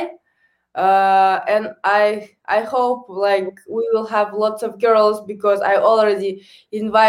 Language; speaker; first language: English; non-native, learner; Kazakh